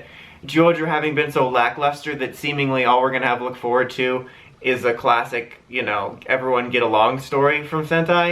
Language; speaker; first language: English; native; English